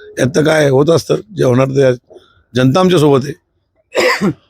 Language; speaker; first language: Marathi; native; Marathi